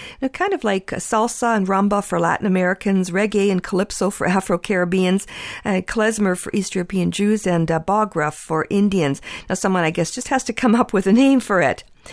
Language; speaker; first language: English; early bilingual, other home language; Ukrainian